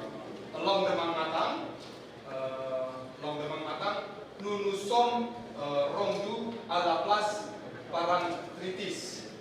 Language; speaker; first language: French; non-native, learner; Indonesian